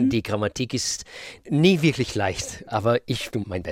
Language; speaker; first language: German; non-native, fluent; Russian